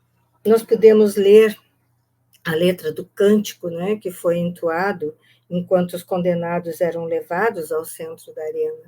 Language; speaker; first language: Portuguese; native; Portuguese